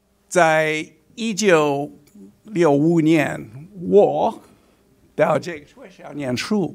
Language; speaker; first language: Chinese; non-native, learner; English